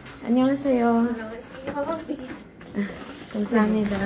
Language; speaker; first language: Korean; non-native, learner; Filipino